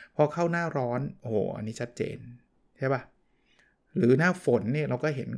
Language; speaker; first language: Thai; native; Thai